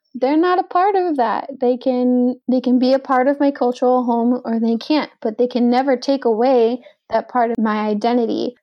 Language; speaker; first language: English; native; English